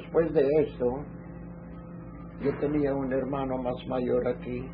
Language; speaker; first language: Spanish; early bilingual, heritage; Ladino